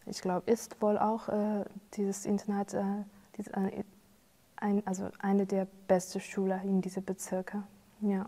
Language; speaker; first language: German; non-native, fluent; Chinese